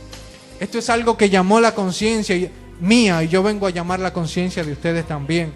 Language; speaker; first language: Spanish; native; Spanish